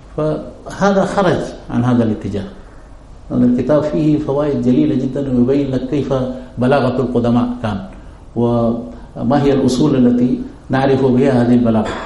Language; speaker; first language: Arabic; non-native, fluent; Urdu